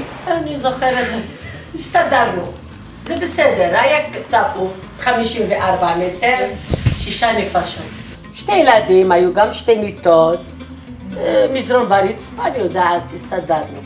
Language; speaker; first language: Hebrew; early bilingual, other home language; Arabic